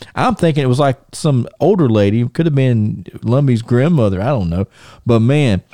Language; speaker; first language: English; native; English